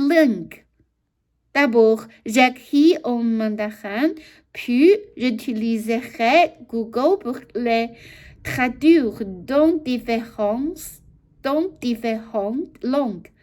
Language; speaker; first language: French; non-native, learner; Chinese